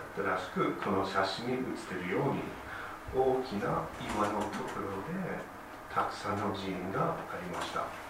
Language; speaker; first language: Japanese; non-native, fluent; English